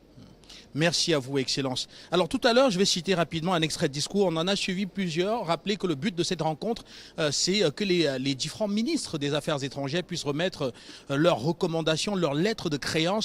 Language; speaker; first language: French; native; French